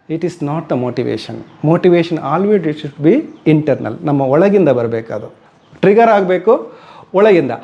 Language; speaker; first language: Kannada; native; Kannada